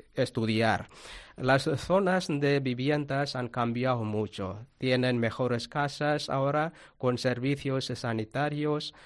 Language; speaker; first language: Spanish; non-native, fluent; Tamil